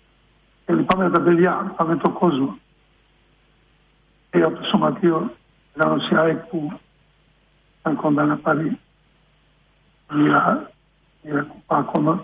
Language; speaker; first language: Greek; non-native, fluent; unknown